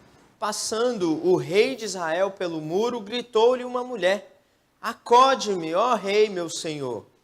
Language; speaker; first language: Portuguese; native; Portuguese